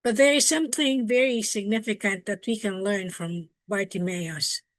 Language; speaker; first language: English; non-native, local second language; Filipino